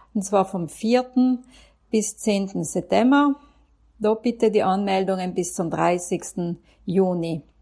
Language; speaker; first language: German; native; German